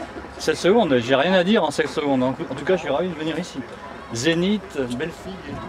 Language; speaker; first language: French; native; French